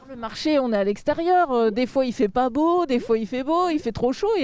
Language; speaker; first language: French; native; French